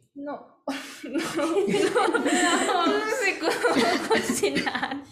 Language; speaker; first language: Spanish; non-native, learner; Japanese